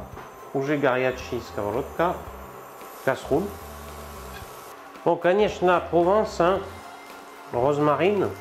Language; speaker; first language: Russian; non-native, learner; French